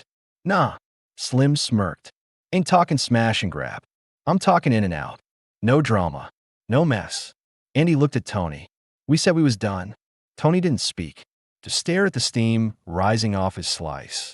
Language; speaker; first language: English; native; English